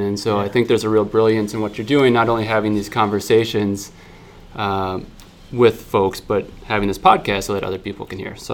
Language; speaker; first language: English; native; English